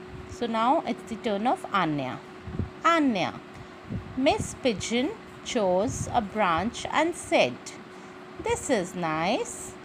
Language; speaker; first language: English; non-native, local second language; Hindi